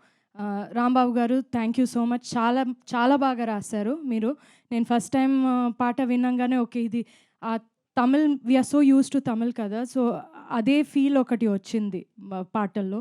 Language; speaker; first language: Telugu; non-native, fluent; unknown